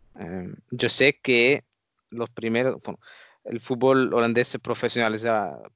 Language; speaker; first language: Spanish; non-native, fluent; Dutch